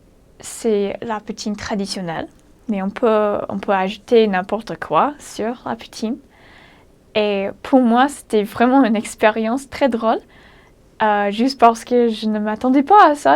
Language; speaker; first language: French; non-native, fluent; English